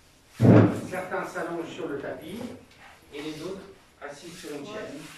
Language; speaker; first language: French; native; French